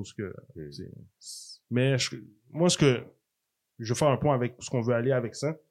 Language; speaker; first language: French; native; French